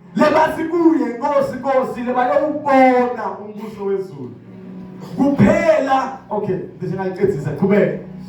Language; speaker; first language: Zulu; non-native, local second language; Swati